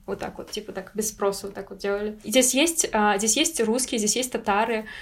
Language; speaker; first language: Russian; native; Russian